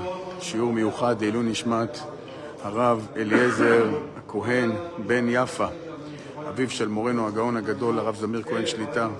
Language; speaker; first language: Hebrew; native; Hebrew